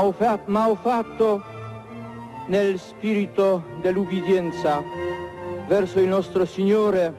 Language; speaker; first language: Italian; non-native, fluent; Polish